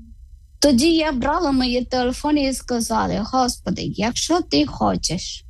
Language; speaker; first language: Ukrainian; non-native, learner; Malayalam